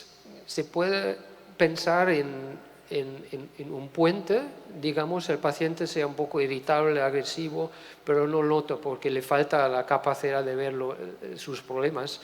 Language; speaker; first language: Spanish; non-native, fluent; German